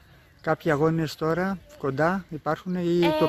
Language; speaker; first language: Greek; native; Greek